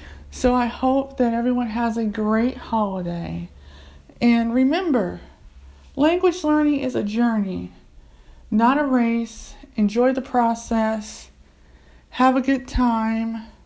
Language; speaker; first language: English; native; English